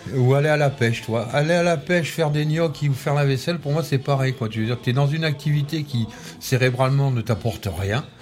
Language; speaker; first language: French; non-native, fluent; Spanish